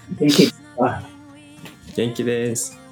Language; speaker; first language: Japanese; non-native, learner; English